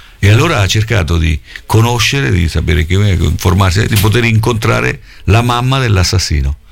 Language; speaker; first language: Italian; native; Italian